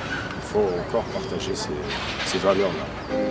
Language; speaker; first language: French; non-native, local second language; Kabyle